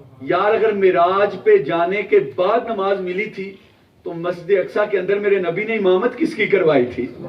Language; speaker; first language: Urdu; non-native, local second language; Punjabi